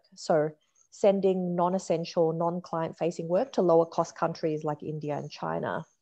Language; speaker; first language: English; native; English